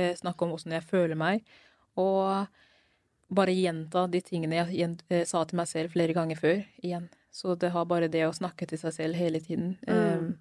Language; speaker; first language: Norwegian; early bilingual, other home language; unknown